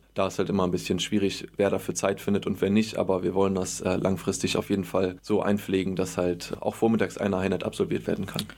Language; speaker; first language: German; native; German